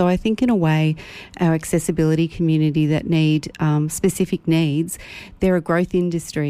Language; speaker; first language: English; native; English